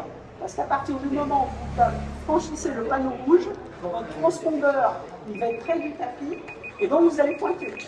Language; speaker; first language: French; native; French